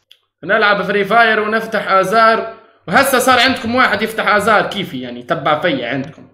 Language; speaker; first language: Arabic; native; Arabic